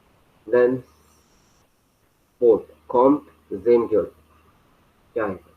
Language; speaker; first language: German; non-native, learner; Hindi